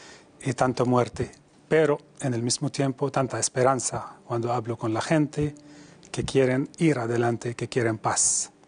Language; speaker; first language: Spanish; non-native, fluent; Arabic